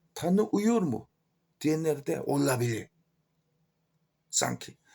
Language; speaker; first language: Turkish; non-native, fluent; Korean